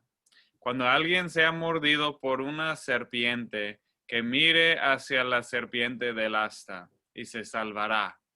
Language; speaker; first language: Spanish; non-native, fluent; English